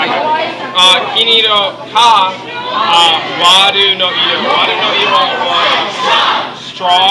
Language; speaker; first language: Japanese; non-native, learner; English